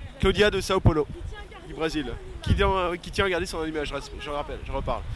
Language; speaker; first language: French; native; French